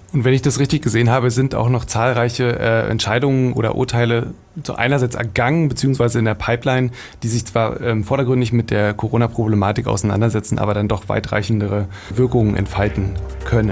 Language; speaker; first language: German; native; German